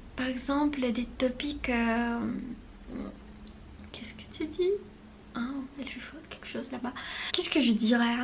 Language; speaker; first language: French; non-native, fluent; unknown